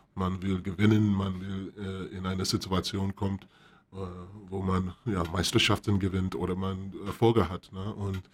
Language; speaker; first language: German; non-native, fluent; English